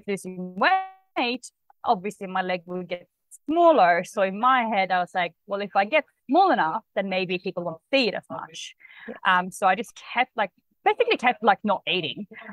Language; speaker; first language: English; non-native, fluent; Swedish